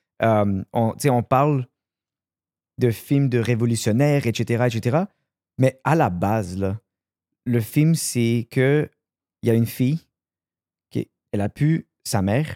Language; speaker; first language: French; native; French